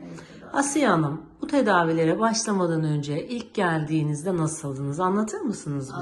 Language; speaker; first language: Turkish; native; Turkish